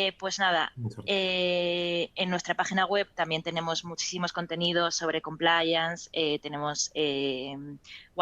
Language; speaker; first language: Spanish; native; Spanish